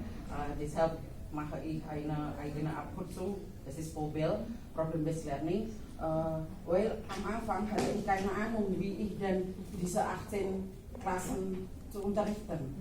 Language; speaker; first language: German; non-native, fluent; Indonesian